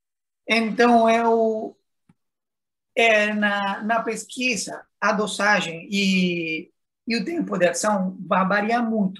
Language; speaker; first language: Portuguese; non-native, fluent; Spanish